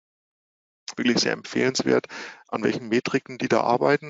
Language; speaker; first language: German; native; German